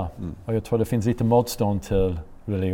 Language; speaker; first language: Swedish; non-native, fluent; English